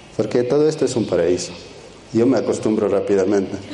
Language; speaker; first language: Spanish; early bilingual, other home language; Quechua